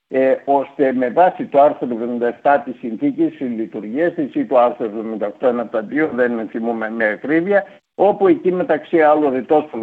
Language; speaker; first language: Greek; native; Greek